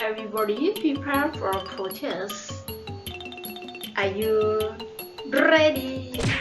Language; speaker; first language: English; non-native, learner; Thai